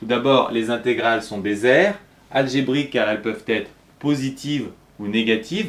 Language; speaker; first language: French; native; French